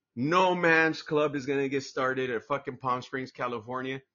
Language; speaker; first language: English; early bilingual, other home language; Spanish